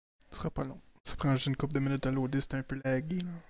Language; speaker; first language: French; native; French